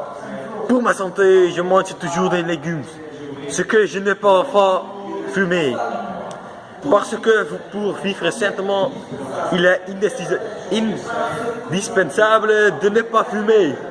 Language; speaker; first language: French; non-native, learner; Dutch